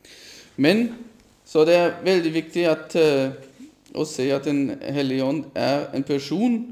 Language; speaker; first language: Norwegian; non-native, fluent; German